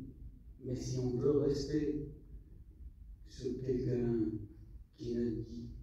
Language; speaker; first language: French; non-native, fluent; English